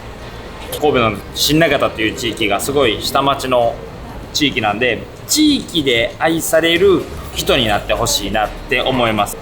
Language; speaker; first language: Japanese; native; Japanese